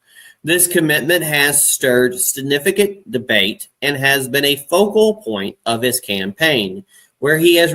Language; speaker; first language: English; native; English